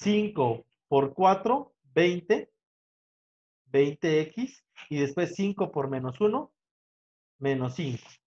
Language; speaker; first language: Spanish; native; Spanish